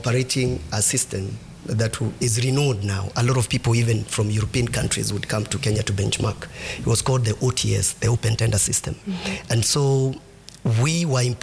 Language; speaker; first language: English; non-native, local second language; Kikuyu